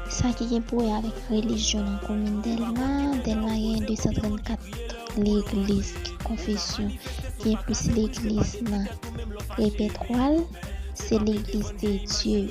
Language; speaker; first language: French; non-native, learner; Haitian Creole